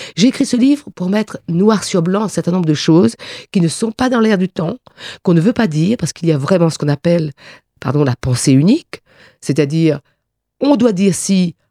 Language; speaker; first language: French; non-native, local second language; Réunion Creole French